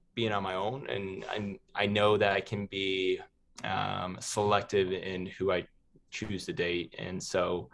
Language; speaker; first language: English; native; English